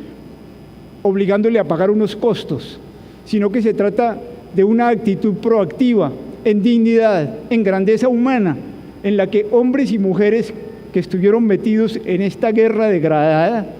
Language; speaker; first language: Spanish; native; Spanish